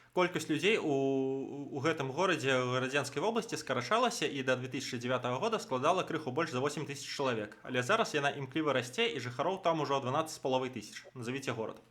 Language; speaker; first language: Belarusian; non-native, local second language; Russian